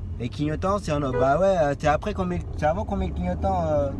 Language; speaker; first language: French; native; French